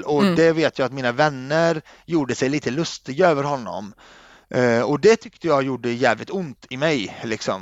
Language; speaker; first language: Swedish; early bilingual, other home language; Arabic